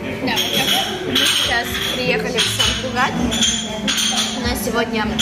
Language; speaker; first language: Russian; native; Russian